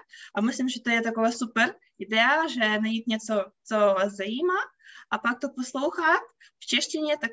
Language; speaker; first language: Czech; non-native, fluent; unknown